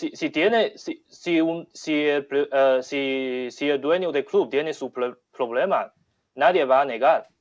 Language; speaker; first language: Spanish; non-native, learner; Chinese